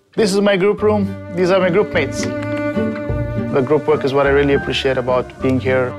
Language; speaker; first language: English; non-native, local second language; Kashmiri